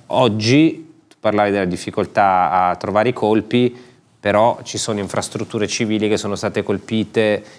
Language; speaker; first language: Italian; native; Italian